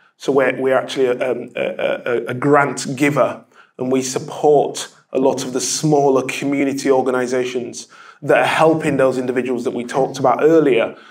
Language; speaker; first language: English; native; English